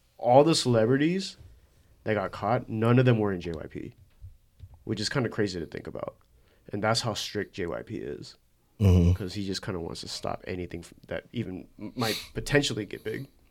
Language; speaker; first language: English; early bilingual, other home language; Korean